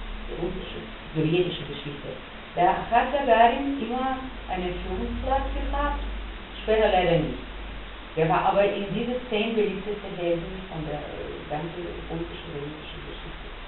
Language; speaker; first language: German; non-native, fluent; Russian